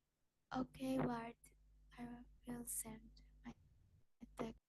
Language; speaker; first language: English; non-native, learner; Indonesian